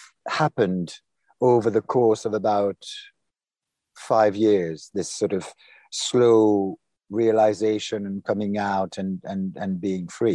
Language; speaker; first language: English; non-native, fluent; French